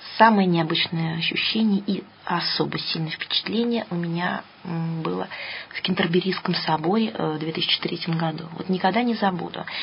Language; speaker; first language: Russian; native; Russian